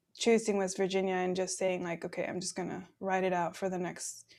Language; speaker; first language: English; early bilingual, other home language; Spanish